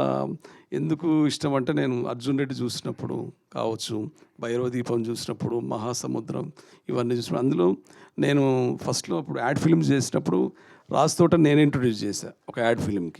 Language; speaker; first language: Telugu; native; Telugu